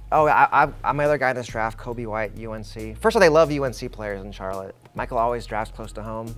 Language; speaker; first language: English; native; English